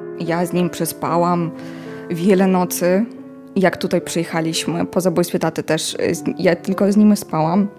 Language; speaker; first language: Polish; early bilingual, other home language; Ukrainian